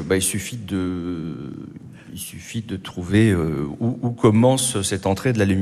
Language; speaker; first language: French; native; French